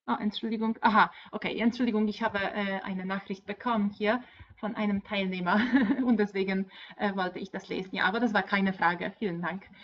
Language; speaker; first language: German; non-native, fluent; Polish